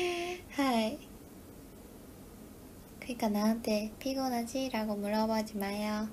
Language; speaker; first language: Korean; non-native, fluent; Japanese